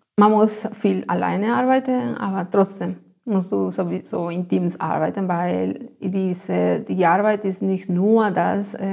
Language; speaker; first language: German; non-native, fluent; Spanish